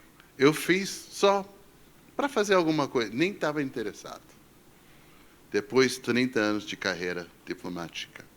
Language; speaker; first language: Portuguese; non-native, fluent; English